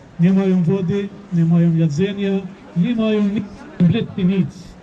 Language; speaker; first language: Polish; non-native, fluent; Arabic